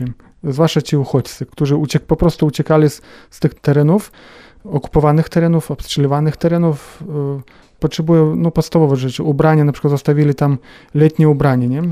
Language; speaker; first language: Polish; non-native, fluent; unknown